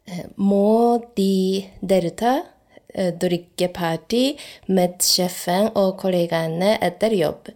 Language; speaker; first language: Norwegian; non-native, learner; Japanese